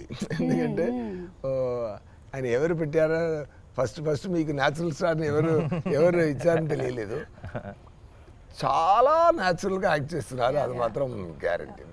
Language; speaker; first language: Telugu; non-native, learner; Tamil